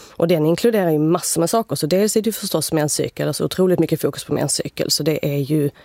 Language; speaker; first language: Swedish; native; Swedish